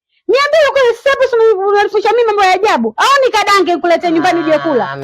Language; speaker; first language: Swahili; native; Swahili